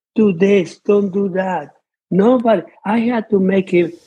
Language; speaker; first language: English; non-native, fluent; Italian